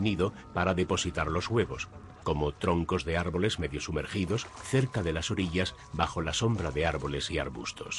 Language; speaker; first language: Spanish; native; Spanish